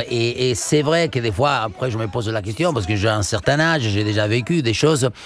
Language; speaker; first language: French; non-native, fluent; Spanish